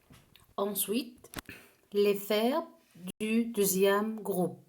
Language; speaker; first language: French; non-native, fluent; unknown